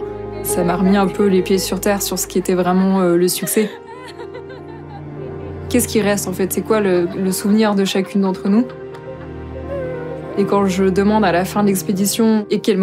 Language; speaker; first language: French; native; French